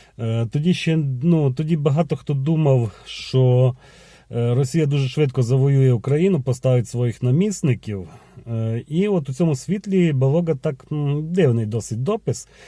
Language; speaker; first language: Ukrainian; native; Ukrainian